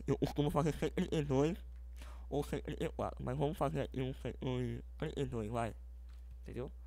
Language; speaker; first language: Portuguese; native; Portuguese